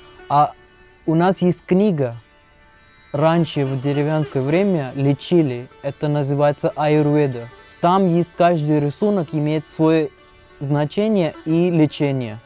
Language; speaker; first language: Russian; non-native, learner; Hindi